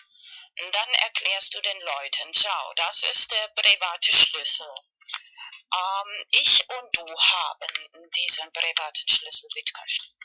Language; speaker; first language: German; non-native, learner; Spanish